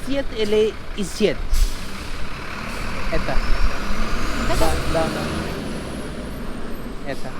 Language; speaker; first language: Russian; non-native, learner; Urdu